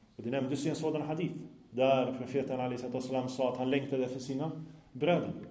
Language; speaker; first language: Swedish; non-native, fluent; Arabic